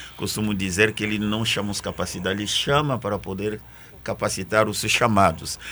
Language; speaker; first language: Portuguese; non-native, fluent; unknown